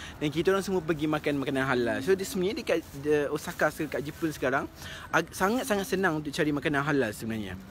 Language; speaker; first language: Malay; native; Malay